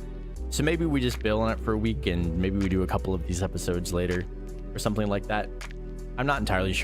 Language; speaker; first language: English; native; English